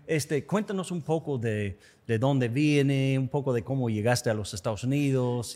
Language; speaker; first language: Spanish; non-native, fluent; English